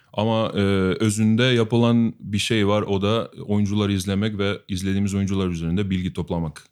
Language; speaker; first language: Turkish; non-native, fluent; Albanian